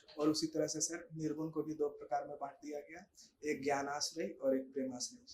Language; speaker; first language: Hindi; native; Hindi